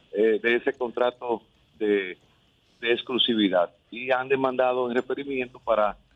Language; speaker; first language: Spanish; native; Spanish